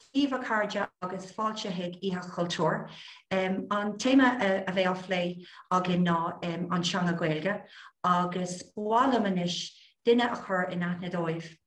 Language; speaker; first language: Irish; non-native, local second language; English